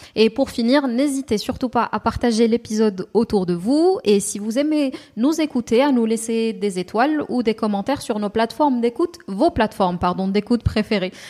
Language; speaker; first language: French; non-native, local second language; Arabic